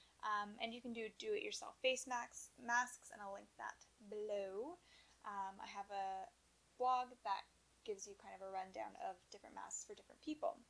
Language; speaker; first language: English; native; English